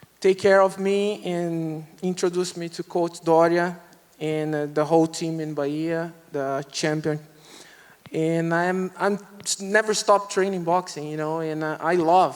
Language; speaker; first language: English; non-native, learner; Portuguese